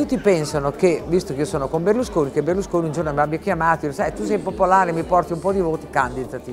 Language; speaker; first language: Italian; native; Italian